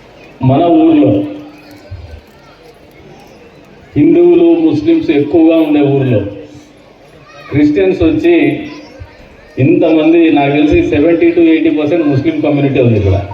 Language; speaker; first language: Telugu; native; Telugu